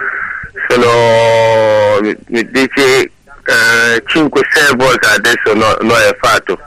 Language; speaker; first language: Italian; non-native, learner; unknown